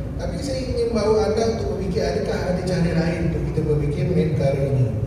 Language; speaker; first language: Malay; native; Malay